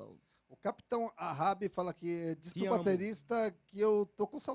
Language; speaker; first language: Portuguese; native; Portuguese